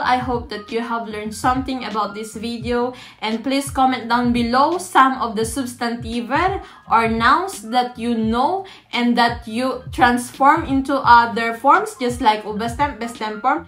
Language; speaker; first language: English; non-native, local second language; Filipino